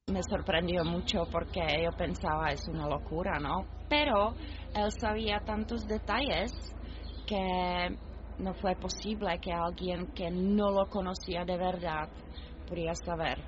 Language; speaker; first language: Spanish; non-native, learner; Czech